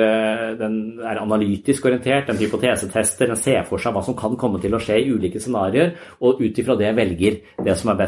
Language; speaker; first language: Norwegian; native; Norwegian